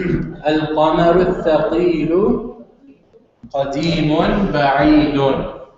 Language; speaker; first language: Arabic; non-native, fluent; English